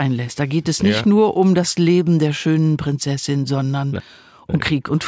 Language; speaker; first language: German; native; German